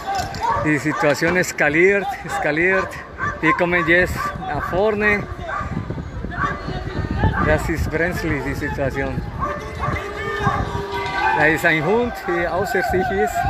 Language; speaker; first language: German; non-native, fluent; Spanish